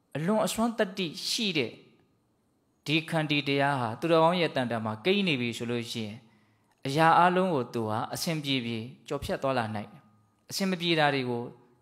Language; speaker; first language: Burmese; native; Burmese